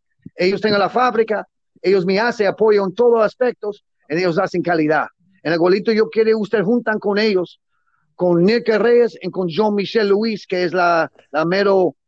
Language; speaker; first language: Spanish; native; Spanish